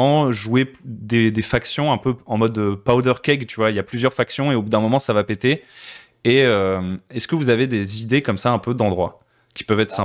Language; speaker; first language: French; native; French